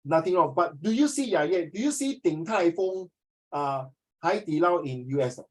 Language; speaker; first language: English; non-native, local second language; Chinese